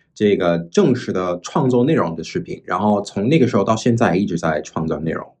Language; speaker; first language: Chinese; non-native, fluent; English